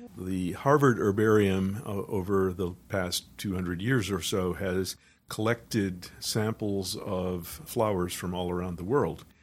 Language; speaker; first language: English; native; English